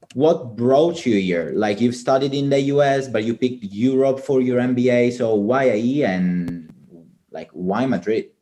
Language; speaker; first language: English; non-native, fluent; Italian